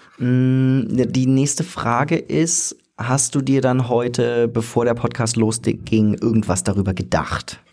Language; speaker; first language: German; native; German